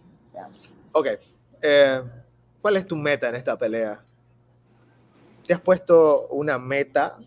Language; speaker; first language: Spanish; native; Spanish